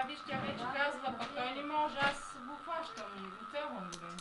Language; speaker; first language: Bulgarian; native; Bulgarian